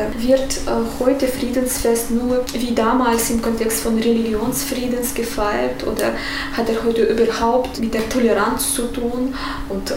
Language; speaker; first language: German; non-native, fluent; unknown